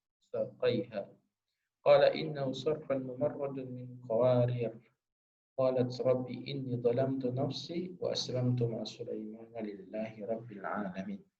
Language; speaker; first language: Arabic; non-native, fluent; Indonesian